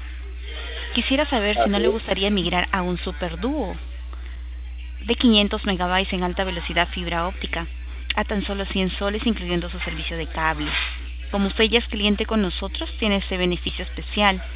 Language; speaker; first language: Spanish; native; Spanish